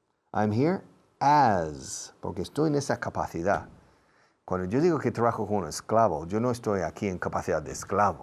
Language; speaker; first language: Spanish; non-native, fluent; English